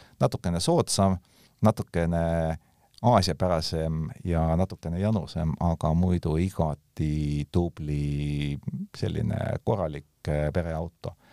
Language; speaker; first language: Estonian; native; Estonian